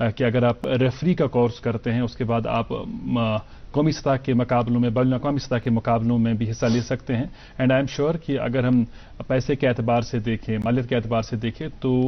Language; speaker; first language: Hindi; non-native, local second language; Kashmiri